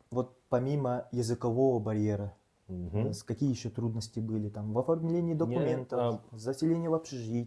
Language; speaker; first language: Russian; non-native, local second language; Yakut